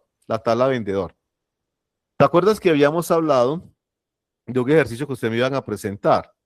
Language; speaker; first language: Spanish; native; Spanish